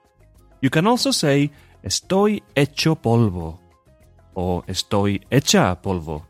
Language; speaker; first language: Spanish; non-native, fluent; English